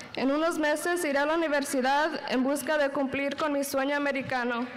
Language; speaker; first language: Spanish; early bilingual, heritage; Spanish